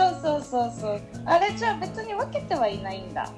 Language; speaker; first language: Japanese; native; Japanese